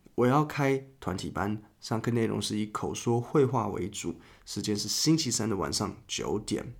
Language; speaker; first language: Chinese; native; Chinese